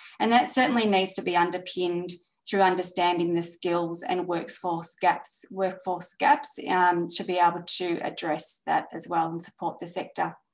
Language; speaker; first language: English; native; English